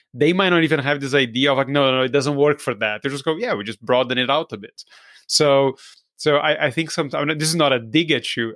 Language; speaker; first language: English; non-native, fluent; Portuguese